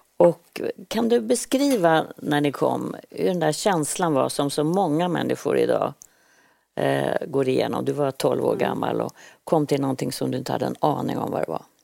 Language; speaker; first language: Swedish; native; Swedish